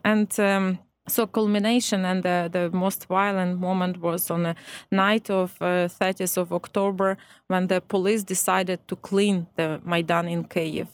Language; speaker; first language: English; non-native, fluent; Ukrainian